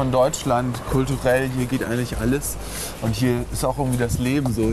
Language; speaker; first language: German; native; German